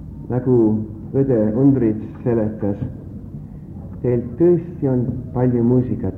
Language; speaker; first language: Estonian; early bilingual, heritage; Estonian